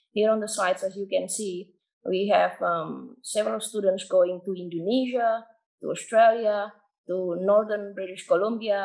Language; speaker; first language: English; non-native, fluent; Indonesian